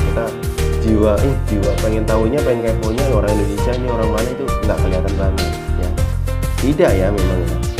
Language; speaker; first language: Indonesian; native; Indonesian